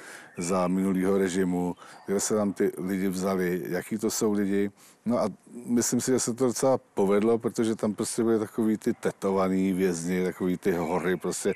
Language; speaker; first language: Czech; native; Czech